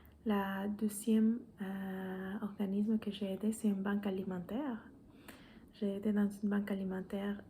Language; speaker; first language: French; non-native, fluent; Spanish